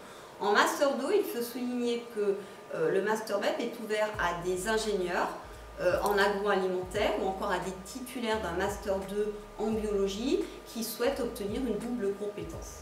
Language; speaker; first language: French; native; French